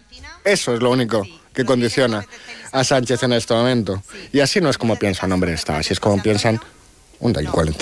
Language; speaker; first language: Spanish; native; Spanish